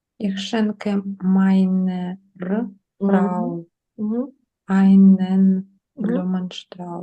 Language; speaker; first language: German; non-native, learner; Ukrainian